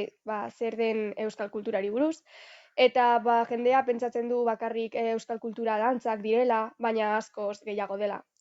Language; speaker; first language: Basque; non-native, local second language; Spanish